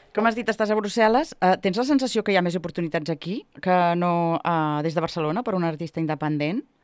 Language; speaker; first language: Catalan; native; Catalan